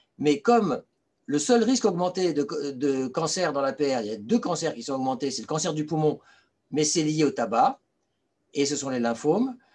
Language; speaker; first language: French; native; French